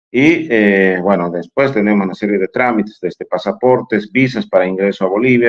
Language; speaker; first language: Spanish; native; Spanish